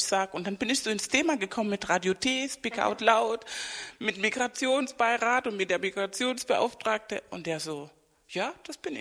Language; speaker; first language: German; non-native, fluent; Spanish